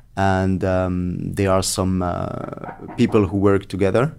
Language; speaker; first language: English; non-native, fluent; French